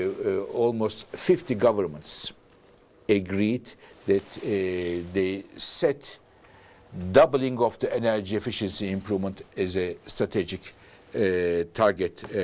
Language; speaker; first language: English; non-native, fluent; Turkish